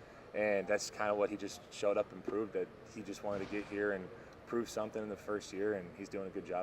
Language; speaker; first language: English; native; English